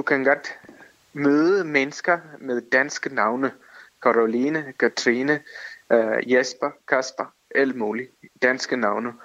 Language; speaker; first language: Danish; non-native, fluent; Tamil